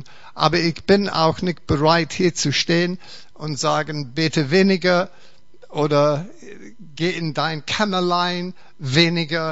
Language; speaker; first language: German; non-native, fluent; English